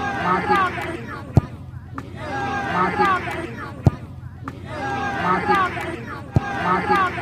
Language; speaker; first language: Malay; non-native, local second language; Achinese